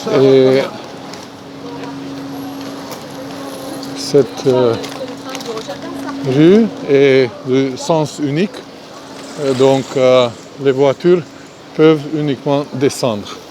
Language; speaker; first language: French; non-native, fluent; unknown